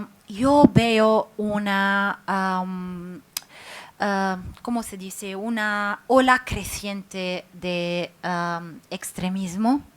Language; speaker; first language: Spanish; non-native, fluent; Arabic